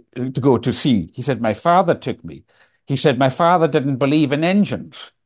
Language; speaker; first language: English; native; English